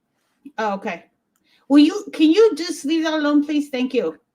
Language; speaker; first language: English; native; English